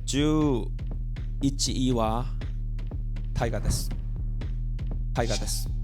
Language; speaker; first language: Japanese; non-native, learner; Korean